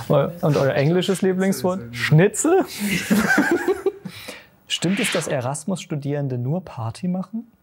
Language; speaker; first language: German; native; German